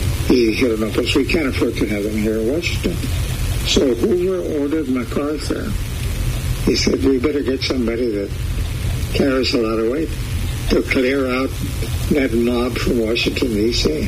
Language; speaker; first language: English; early bilingual, other home language; Spanish